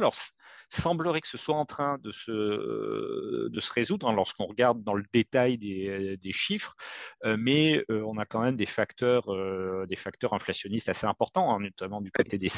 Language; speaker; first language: French; native; French